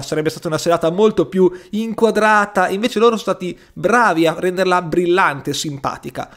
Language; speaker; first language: Italian; native; Italian